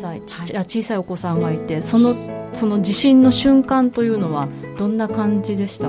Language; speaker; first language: Japanese; native; Japanese